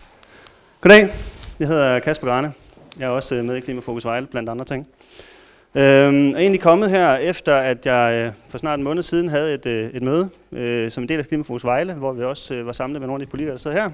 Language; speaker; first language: Danish; native; Danish